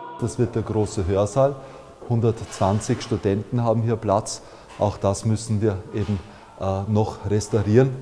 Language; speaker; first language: German; native; German